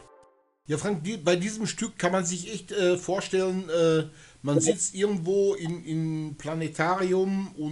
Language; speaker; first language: German; native; German